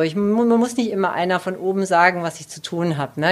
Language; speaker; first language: German; native; German